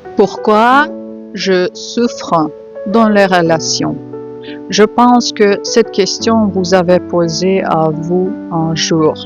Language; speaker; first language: French; non-native, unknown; Ukrainian